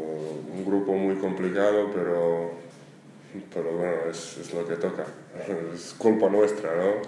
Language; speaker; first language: Spanish; non-native, fluent; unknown